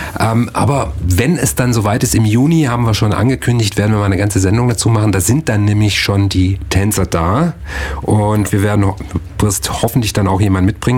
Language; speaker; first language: German; native; German